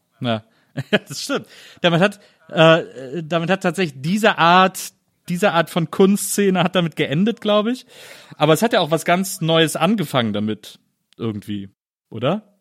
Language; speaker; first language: German; native; German